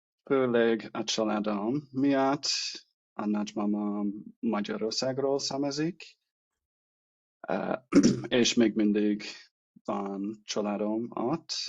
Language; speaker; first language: Hungarian; non-native, learner; English